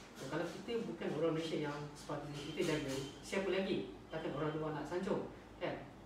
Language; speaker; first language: Malay; native; Malay